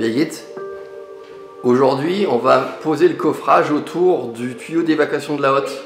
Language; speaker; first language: French; native; French